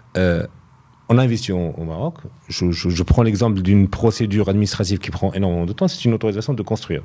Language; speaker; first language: French; non-native, local second language; Arabic